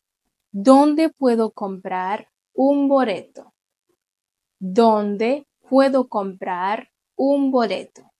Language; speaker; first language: Spanish; non-native, fluent; Haitian Creole